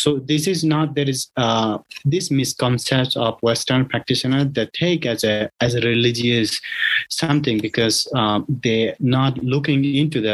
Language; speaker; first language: English; non-native, local second language; Bangla